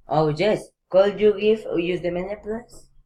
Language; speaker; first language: English; non-native, learner; Spanish